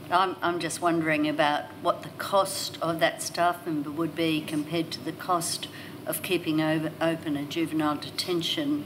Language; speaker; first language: English; native; English